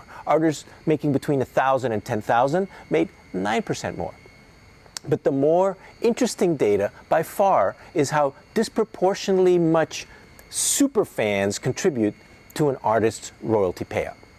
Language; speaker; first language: English; native; English